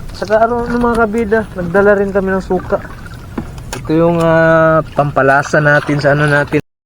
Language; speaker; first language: Filipino; non-native, local second language; Cebuano